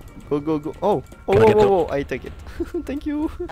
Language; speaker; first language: English; non-native, learner; French